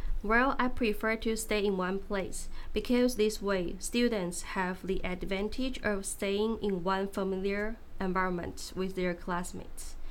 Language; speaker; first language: English; non-native, fluent; Chinese